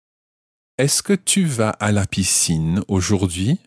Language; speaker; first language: French; non-native, fluent; English